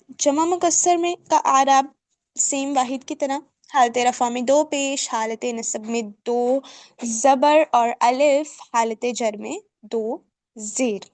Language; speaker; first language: Urdu; native; Urdu